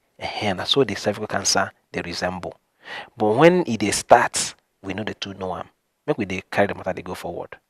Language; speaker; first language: Nigerian Pidgin; non-native, local second language; Igbo